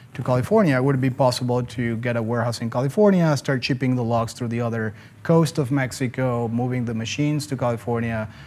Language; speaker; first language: English; non-native, fluent; Spanish